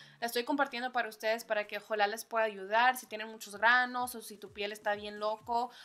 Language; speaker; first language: Spanish; early bilingual, heritage; Spanish